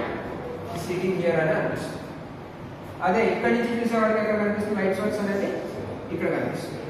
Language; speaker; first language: Telugu; native; Telugu